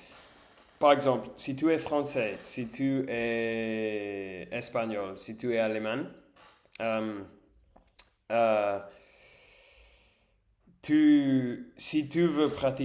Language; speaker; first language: French; non-native, learner; English